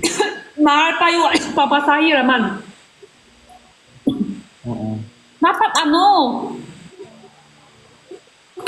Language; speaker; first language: Filipino; non-native, learner; Korean